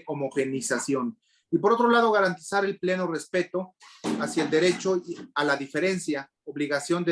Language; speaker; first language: Spanish; native; Spanish